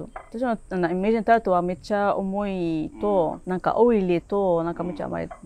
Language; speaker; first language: Japanese; non-native, learner; Arabic